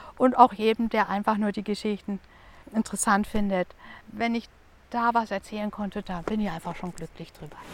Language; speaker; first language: German; native; German